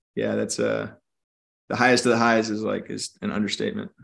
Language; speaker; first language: English; native; English